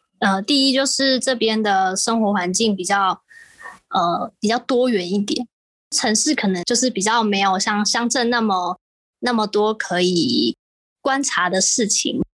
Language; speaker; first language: Chinese; native; Chinese